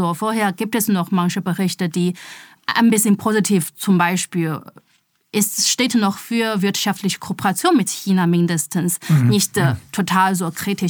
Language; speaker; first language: German; non-native, fluent; Chinese